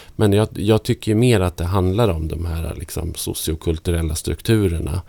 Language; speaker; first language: Swedish; native; Swedish